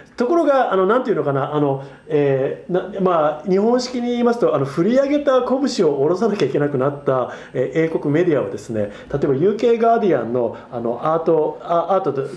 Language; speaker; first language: Japanese; non-native, fluent; English